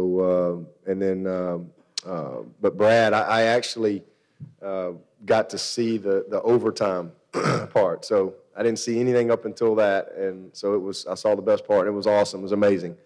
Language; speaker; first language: English; native; English